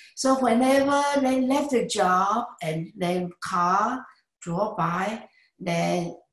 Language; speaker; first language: English; non-native, learner; Chinese